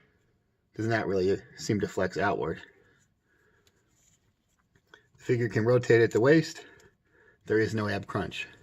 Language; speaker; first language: English; native; English